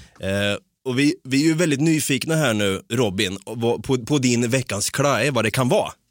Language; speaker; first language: Swedish; native; Swedish